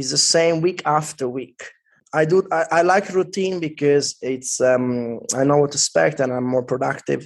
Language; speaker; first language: English; non-native, fluent; Italian